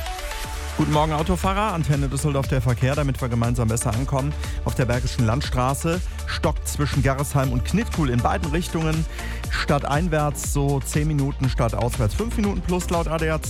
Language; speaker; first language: German; native; German